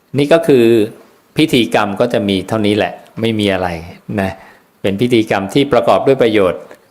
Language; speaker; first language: Thai; native; Thai